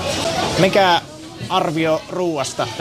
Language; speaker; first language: Finnish; native; Finnish